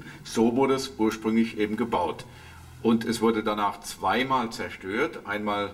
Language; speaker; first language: German; native; German